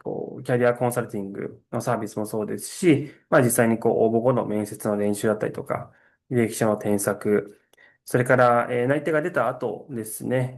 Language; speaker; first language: Japanese; native; Japanese